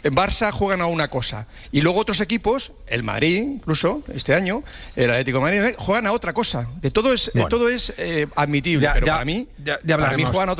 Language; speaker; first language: Spanish; native; Spanish